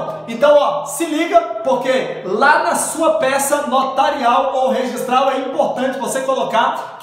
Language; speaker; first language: Portuguese; native; Portuguese